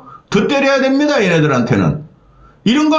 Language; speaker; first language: Korean; native; Korean